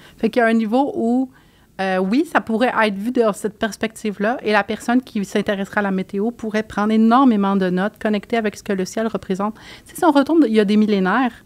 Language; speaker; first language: French; native; French